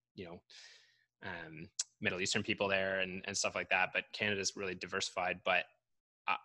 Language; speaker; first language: English; native; English